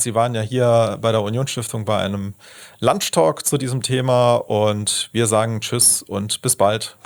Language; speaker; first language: German; native; German